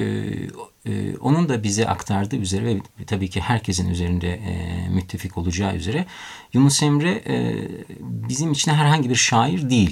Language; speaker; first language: Turkish; native; Turkish